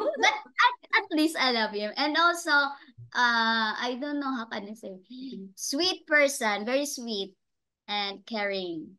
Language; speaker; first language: English; non-native, learner; Cebuano